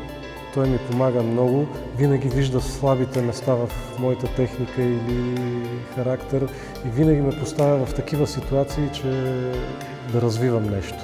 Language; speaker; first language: Bulgarian; native; Bulgarian